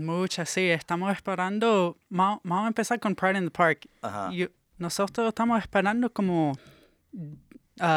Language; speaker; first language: Spanish; early bilingual, heritage; English